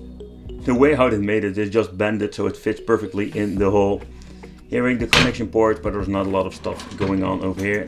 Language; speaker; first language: English; non-native, fluent; Dutch